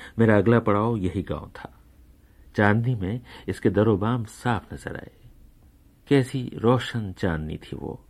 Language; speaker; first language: Urdu; native; Urdu